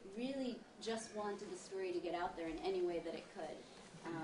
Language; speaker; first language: English; early bilingual, other home language; Italian